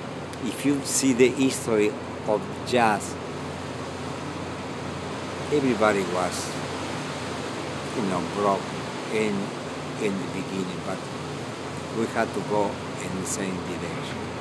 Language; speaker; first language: English; non-native, fluent; Spanish